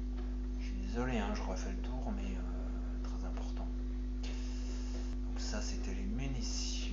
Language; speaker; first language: French; native; French